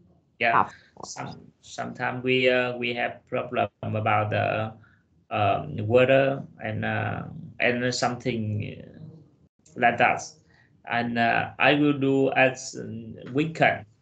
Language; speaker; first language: English; non-native, learner; Vietnamese